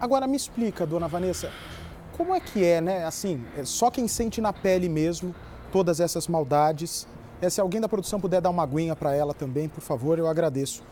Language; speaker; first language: Portuguese; native; Portuguese